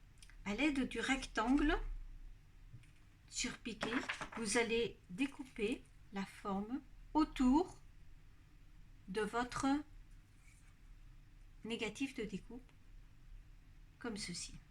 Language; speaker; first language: French; native; French